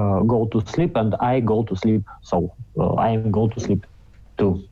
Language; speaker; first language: English; non-native, learner; Russian